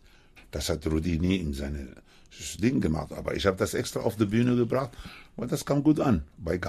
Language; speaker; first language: German; non-native, fluent; Spanish